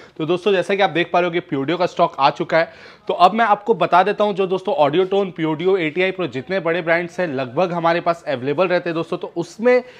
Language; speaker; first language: Hindi; native; Hindi